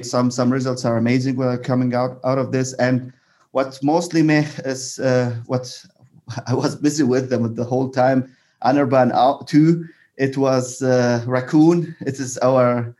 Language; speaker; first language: English; non-native, fluent; Arabic